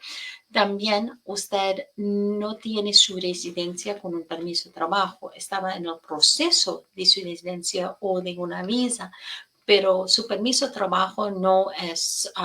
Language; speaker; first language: Spanish; non-native, fluent; English